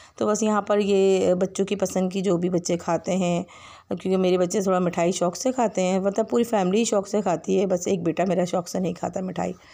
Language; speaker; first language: Urdu; native; Urdu